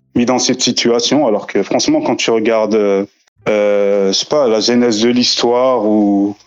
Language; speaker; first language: French; native; French